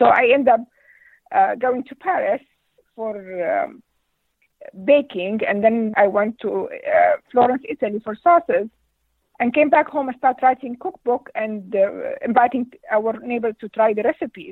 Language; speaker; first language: English; non-native, fluent; Arabic